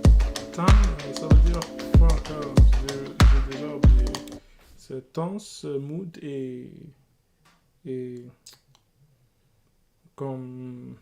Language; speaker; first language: French; non-native, learner; English